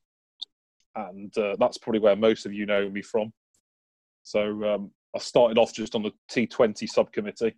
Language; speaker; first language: English; native; English